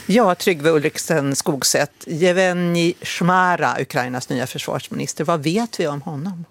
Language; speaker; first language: Swedish; native; Swedish